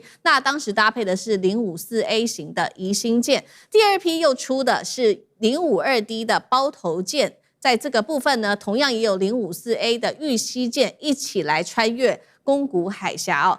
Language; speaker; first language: Chinese; native; Chinese